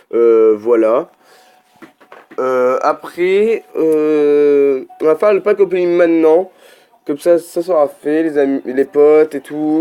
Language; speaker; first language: French; native; French